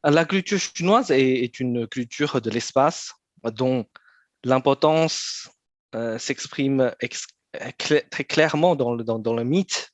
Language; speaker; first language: French; non-native, fluent; Chinese